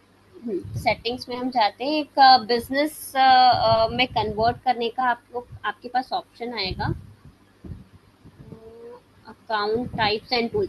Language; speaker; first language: Hindi; native; Hindi